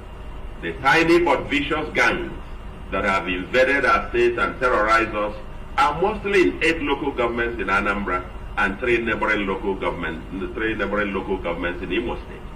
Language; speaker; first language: English; non-native, local second language; Igbo